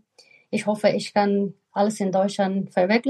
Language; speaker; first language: German; non-native, fluent; Persian